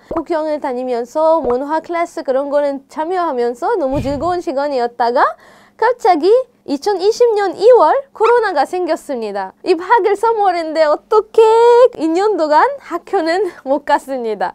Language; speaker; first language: Korean; non-native, fluent; Arabic